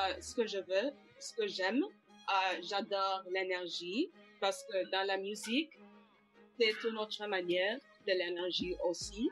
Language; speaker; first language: French; non-native, local second language; English